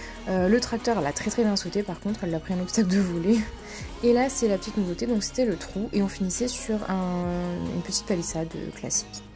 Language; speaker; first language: French; native; French